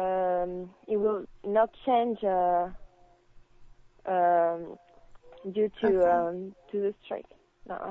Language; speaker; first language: English; non-native, learner; French